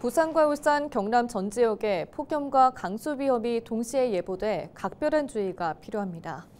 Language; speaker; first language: Korean; native; Korean